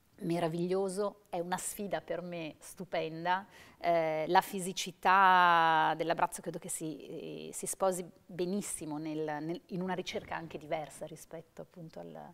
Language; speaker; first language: Italian; native; Italian